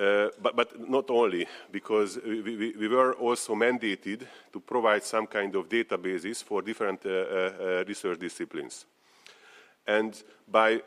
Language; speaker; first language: English; non-native, fluent; Hungarian